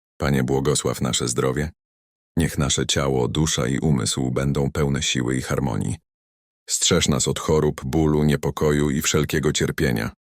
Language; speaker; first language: Polish; native; Polish